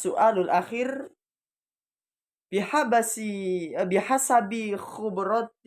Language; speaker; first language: Arabic; non-native, learner; Indonesian